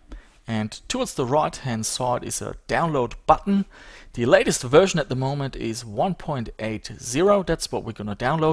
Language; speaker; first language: English; native; English